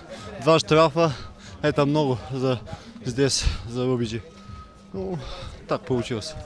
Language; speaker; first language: Russian; non-native, learner; Bulgarian